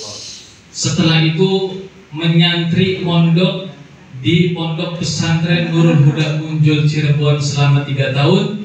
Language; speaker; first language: Indonesian; native; Indonesian